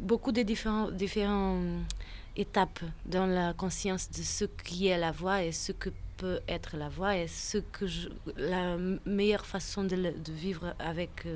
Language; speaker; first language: French; non-native, fluent; Portuguese